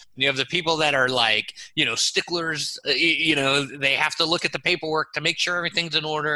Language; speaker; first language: English; native; English